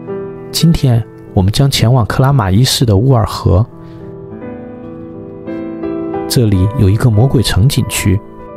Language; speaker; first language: Chinese; native; Chinese